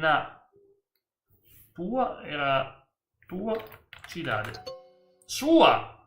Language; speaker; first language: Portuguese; non-native, learner; Italian